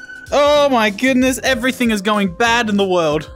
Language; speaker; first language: English; native; English